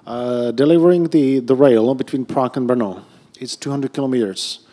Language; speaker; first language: English; non-native, fluent; Czech